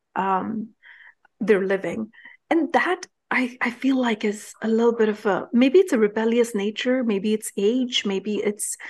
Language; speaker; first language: English; non-native, local second language; Punjabi